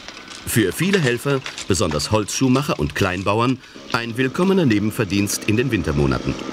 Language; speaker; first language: German; native; German